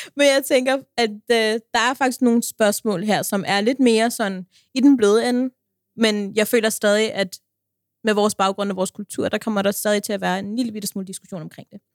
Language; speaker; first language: Danish; early bilingual, other home language; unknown